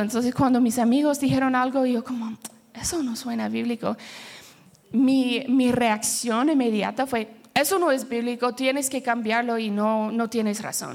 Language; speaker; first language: Spanish; early bilingual, heritage; Spanish